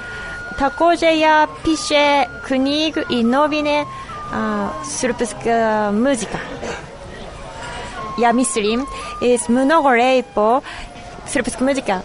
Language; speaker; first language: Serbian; non-native, learner; Japanese